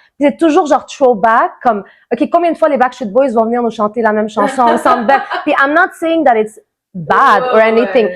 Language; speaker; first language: French; native; French